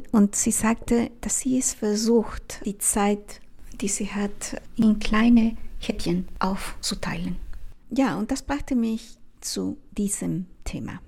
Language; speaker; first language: German; non-native, fluent; Spanish